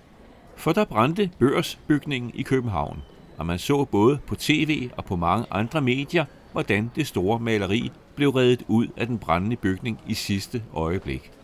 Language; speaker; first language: Danish; native; Danish